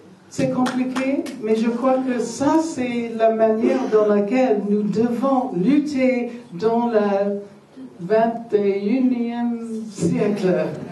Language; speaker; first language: French; non-native, fluent; English